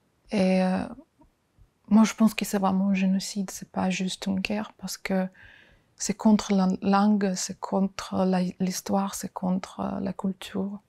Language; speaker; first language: French; non-native, fluent; Ukrainian